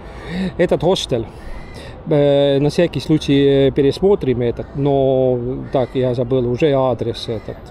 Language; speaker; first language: Russian; non-native, learner; Estonian